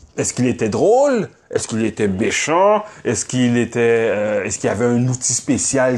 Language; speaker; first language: French; native; French